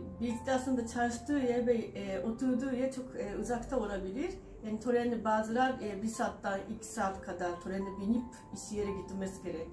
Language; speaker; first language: Turkish; non-native, fluent; Japanese